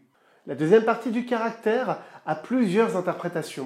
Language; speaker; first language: French; native; French